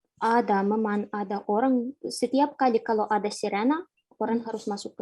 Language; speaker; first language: Indonesian; non-native, fluent; Ukrainian